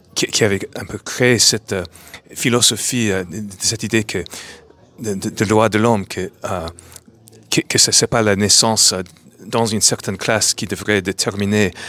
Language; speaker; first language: French; non-native, fluent; English